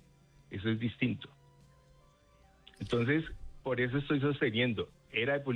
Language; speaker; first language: Spanish; native; Spanish